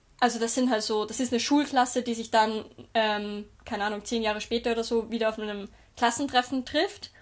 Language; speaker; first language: German; native; German